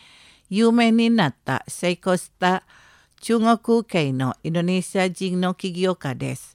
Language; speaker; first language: Japanese; non-native, fluent; Indonesian